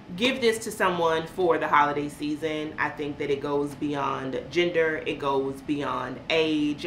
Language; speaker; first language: English; native; English